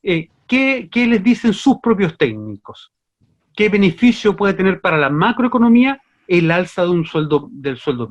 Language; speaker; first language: Spanish; native; Spanish